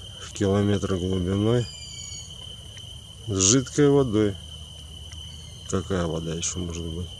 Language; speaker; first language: Russian; native; Russian